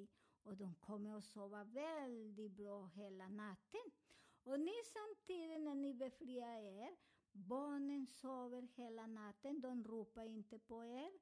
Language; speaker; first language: Swedish; non-native, learner; Spanish